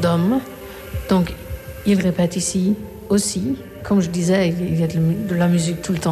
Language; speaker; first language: French; non-native, fluent; Korean